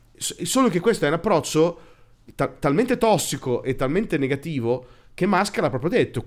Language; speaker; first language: Italian; native; Italian